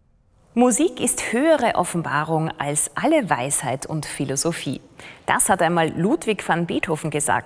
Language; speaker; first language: German; native; German